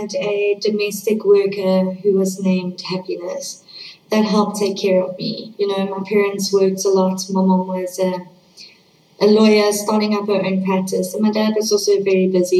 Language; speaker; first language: English; native; English